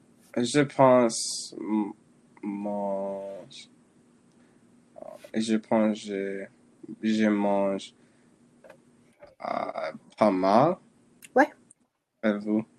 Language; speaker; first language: French; non-native, learner; English